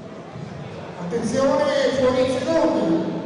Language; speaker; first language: Italian; native; Italian